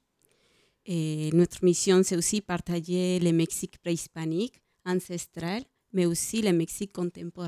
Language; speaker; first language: French; non-native, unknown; Spanish